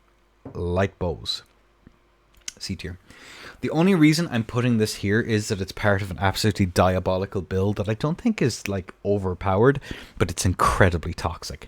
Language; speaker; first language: English; native; English